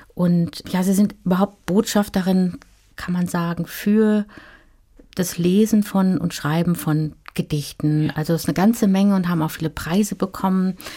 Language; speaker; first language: German; native; German